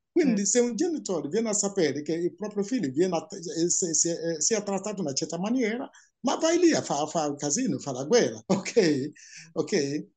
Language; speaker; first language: Italian; non-native, fluent; Igbo